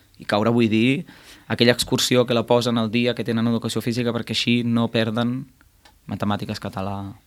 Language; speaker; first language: Catalan; native; Catalan